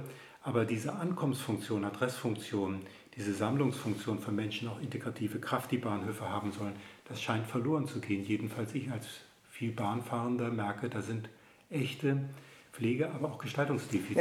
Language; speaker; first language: German; native; German